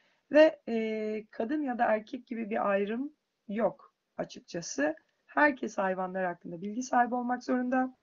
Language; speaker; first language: Turkish; native; Turkish